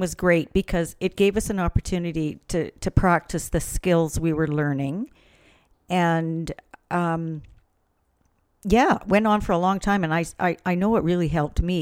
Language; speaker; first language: English; native; English